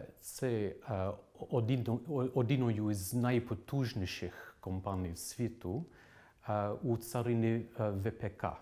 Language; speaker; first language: Ukrainian; non-native, fluent; English